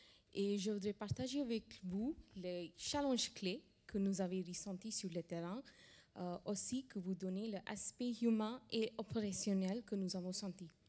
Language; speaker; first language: French; non-native, fluent; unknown